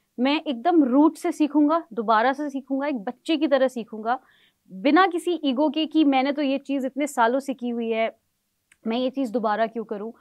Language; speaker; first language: Hindi; native; Hindi